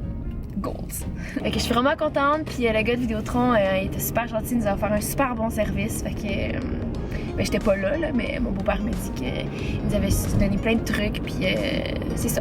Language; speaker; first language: French; native; French